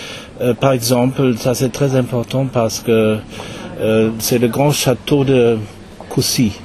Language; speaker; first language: French; non-native, fluent; German